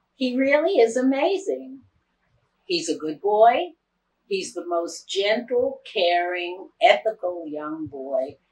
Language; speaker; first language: English; native; English